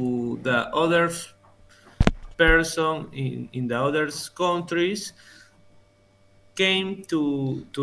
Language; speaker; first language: English; non-native, learner; Spanish